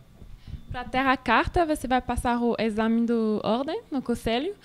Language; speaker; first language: Portuguese; non-native, learner; French